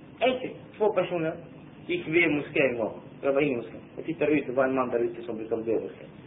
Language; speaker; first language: Swedish; non-native, fluent; Arabic